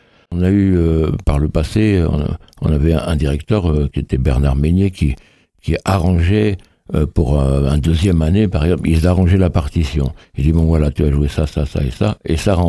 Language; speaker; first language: French; native; French